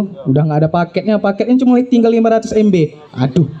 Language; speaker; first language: Indonesian; native; Indonesian